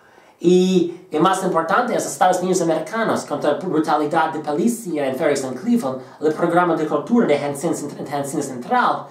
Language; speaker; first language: Spanish; non-native, learner; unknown